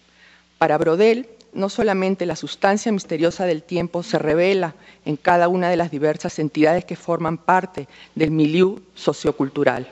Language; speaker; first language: Spanish; native; Spanish